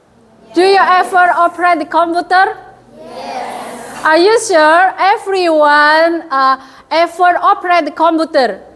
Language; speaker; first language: English; non-native, fluent; Indonesian